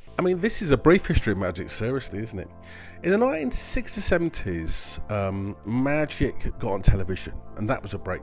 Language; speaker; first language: English; native; English